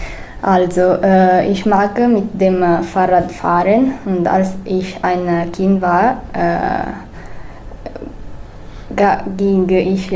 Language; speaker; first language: German; non-native, learner; Italian